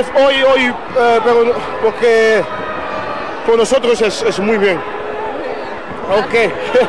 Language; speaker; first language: Spanish; non-native, learner; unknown